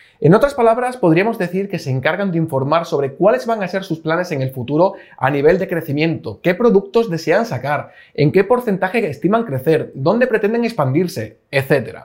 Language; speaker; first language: Spanish; native; Spanish